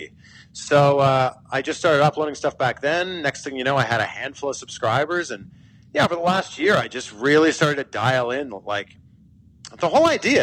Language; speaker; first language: English; native; English